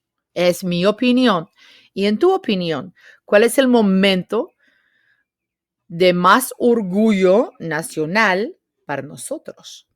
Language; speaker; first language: Spanish; non-native, fluent; English